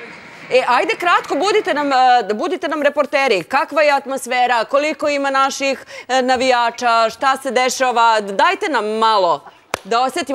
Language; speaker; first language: Serbian; native; Serbian